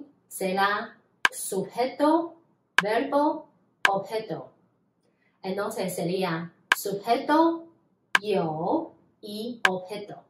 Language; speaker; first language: Spanish; non-native, fluent; Chinese